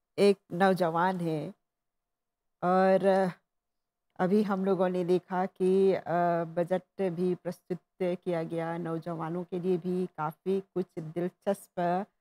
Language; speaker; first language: Hindi; non-native, local second language; Morisyen